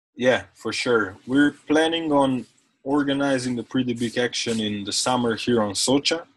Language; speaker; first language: English; non-native, fluent; Slovenian